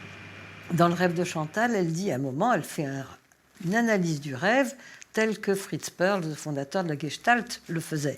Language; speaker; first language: French; native; French